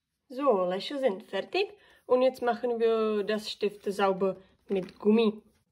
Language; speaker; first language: German; non-native, learner; Czech